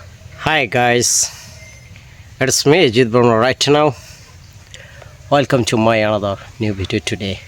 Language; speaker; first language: English; non-native, learner; Bangla